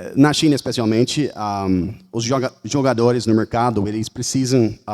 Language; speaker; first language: Portuguese; non-native, fluent; English